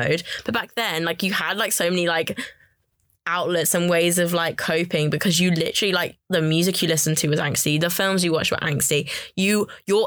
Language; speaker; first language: English; native; English